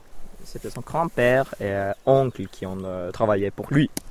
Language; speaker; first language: French; non-native, fluent; Finnish